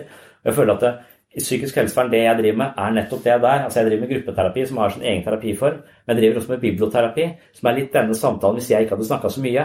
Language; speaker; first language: Norwegian; native; Norwegian